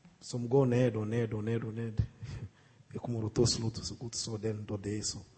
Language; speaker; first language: Swedish; non-native, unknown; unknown